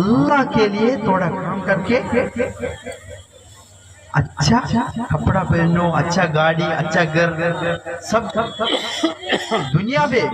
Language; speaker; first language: Hindi; non-native, learner; Malayalam